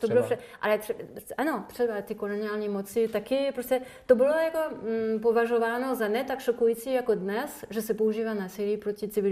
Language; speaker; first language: Czech; non-native, fluent; French